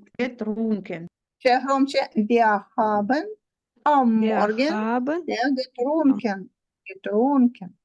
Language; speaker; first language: German; non-native, learner; Ukrainian